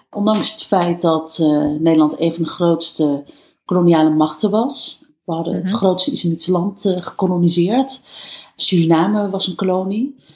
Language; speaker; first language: Dutch; early bilingual, other home language; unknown